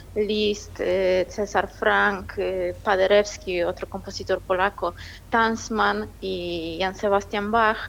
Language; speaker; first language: Spanish; non-native, fluent; Polish